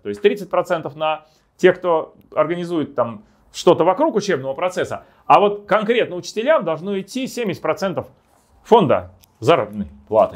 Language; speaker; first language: Russian; native; Russian